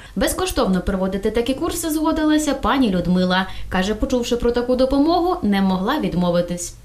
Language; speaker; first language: Ukrainian; native; Ukrainian